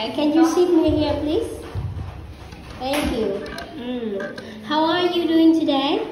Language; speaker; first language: English; non-native, fluent; Vietnamese